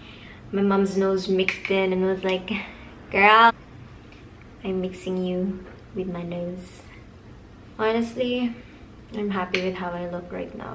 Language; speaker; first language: English; non-native, local second language; Filipino